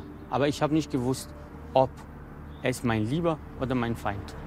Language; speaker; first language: German; non-native, learner; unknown